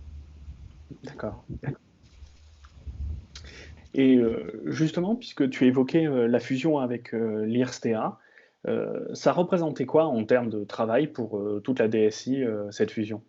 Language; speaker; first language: French; native; French